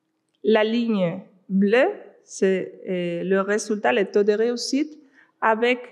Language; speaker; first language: French; non-native, fluent; Spanish